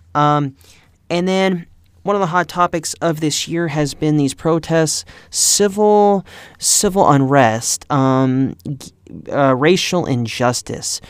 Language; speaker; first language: English; early bilingual, other home language; Spanish